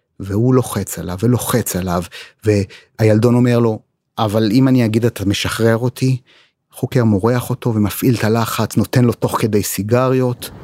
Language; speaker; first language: Hebrew; native; Hebrew